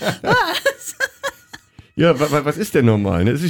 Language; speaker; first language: German; native; German